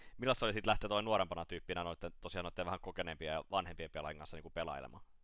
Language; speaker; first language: Finnish; native; Finnish